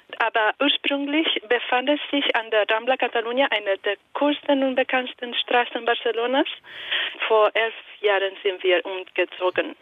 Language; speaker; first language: German; non-native, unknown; Italian